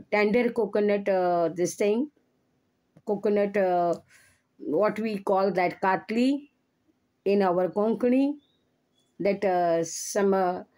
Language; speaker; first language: English; non-native, local second language; Konkani